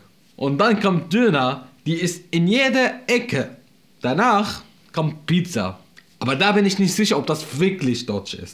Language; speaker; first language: German; non-native, fluent; Arabic